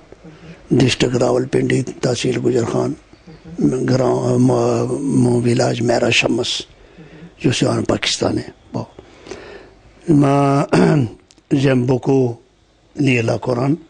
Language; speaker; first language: French; non-native, learner; Punjabi